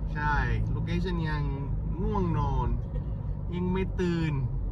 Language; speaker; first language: Thai; non-native, learner; Arabic